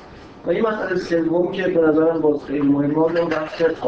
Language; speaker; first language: Persian; native; Persian